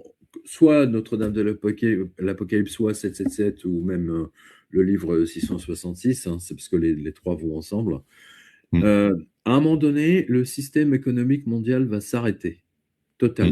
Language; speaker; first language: French; native; French